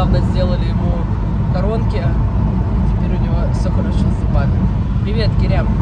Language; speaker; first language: Russian; native; Russian